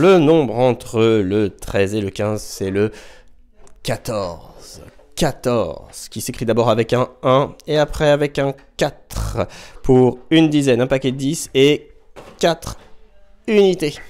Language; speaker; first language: French; native; French